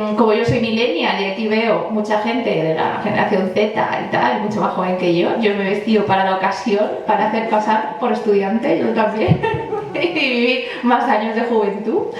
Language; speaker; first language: Spanish; early bilingual, other home language; Chinese